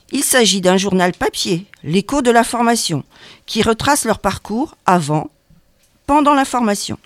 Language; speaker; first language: French; native; French